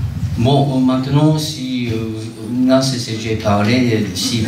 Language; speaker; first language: French; non-native, fluent; Japanese